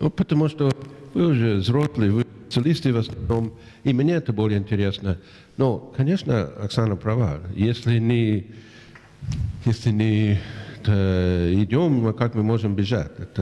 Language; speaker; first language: Russian; non-native, fluent; English